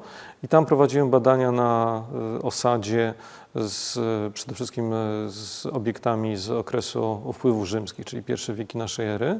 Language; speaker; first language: Polish; native; Polish